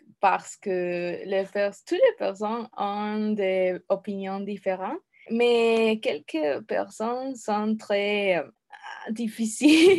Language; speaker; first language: French; non-native, learner; Spanish